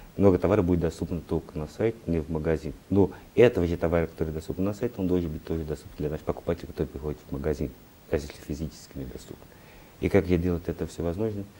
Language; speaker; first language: Russian; non-native, learner; Portuguese